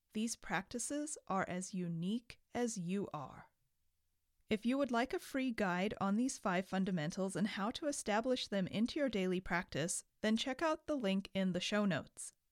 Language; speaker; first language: English; native; English